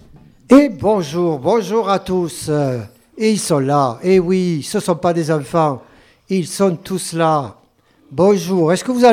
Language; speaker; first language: French; native; French